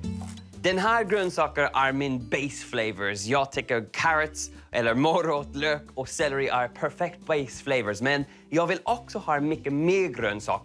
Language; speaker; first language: Swedish; non-native, learner; English